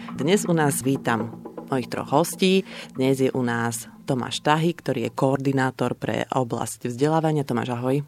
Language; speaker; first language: Slovak; native; Slovak